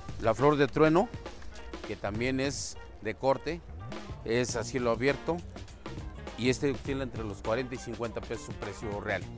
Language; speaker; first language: Spanish; native; Spanish